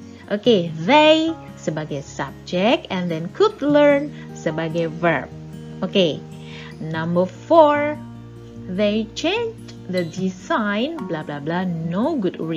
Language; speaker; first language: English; non-native, fluent; Indonesian